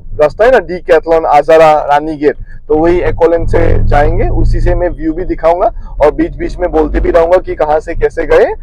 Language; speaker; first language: Hindi; non-native, local second language; Assamese